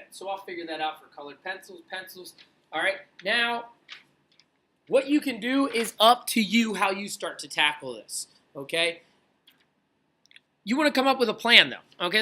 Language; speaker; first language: English; native; English